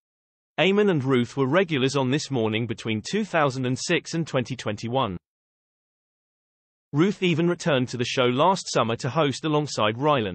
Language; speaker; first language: English; native; English